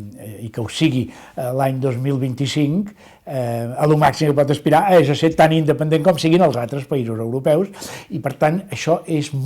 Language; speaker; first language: Catalan; native; Catalan